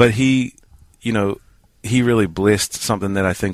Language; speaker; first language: English; native; English